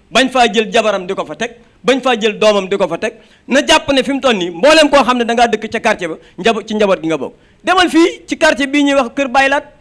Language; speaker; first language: Wolof; native; Wolof